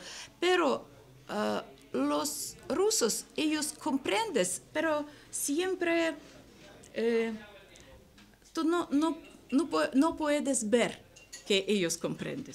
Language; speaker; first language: Spanish; non-native, learner; Russian